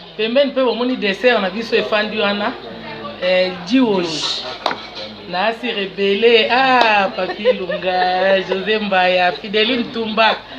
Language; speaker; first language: Lingala; non-native, local second language; Luba-Lulua